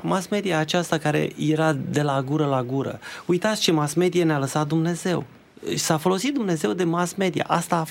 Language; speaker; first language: Romanian; native; Romanian